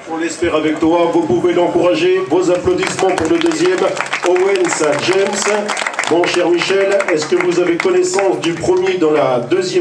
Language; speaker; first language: French; native; French